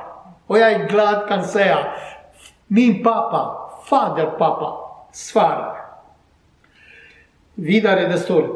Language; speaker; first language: Swedish; non-native, learner; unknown